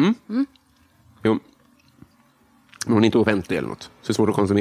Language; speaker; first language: Swedish; native; Swedish